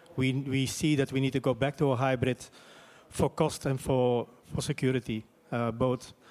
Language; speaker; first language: English; non-native, fluent; Dutch